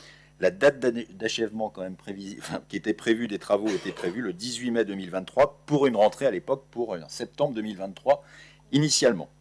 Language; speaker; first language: French; native; French